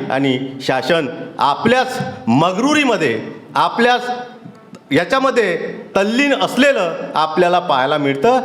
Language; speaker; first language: Marathi; native; Marathi